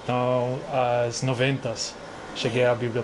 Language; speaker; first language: Portuguese; non-native, learner; English